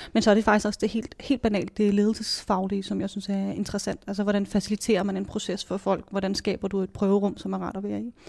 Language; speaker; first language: Danish; native; Danish